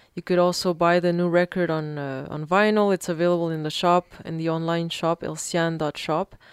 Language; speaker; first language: English; early bilingual, other home language; Spanish